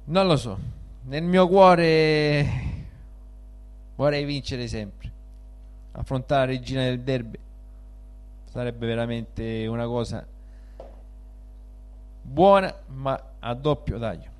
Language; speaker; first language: Italian; native; Italian